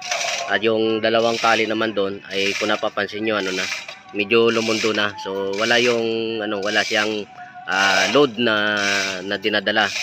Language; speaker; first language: Filipino; native; Filipino